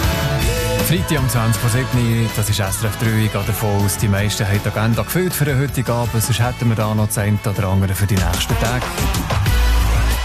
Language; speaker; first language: German; native; German